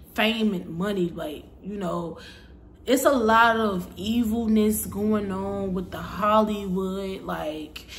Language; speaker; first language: English; native; English